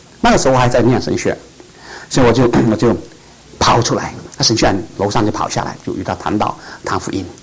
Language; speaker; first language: Chinese; non-native, local second language; Cantonese